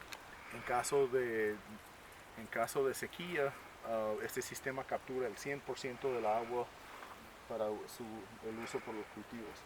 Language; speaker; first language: Spanish; native; Spanish